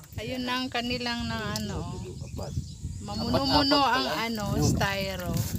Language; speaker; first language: Filipino; non-native, local second language; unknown